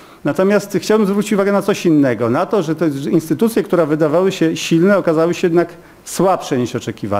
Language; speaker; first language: Polish; native; Polish